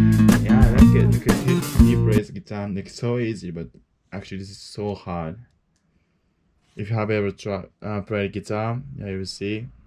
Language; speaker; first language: English; non-native, fluent; Japanese